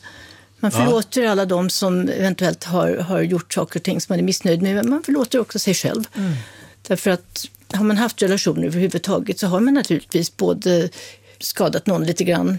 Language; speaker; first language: Swedish; native; Swedish